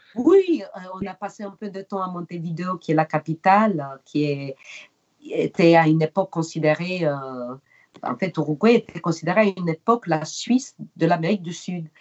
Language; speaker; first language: French; non-native, fluent; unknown